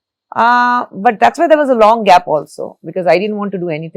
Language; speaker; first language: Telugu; non-native, local second language; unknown